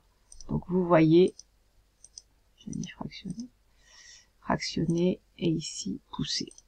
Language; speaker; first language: French; native; French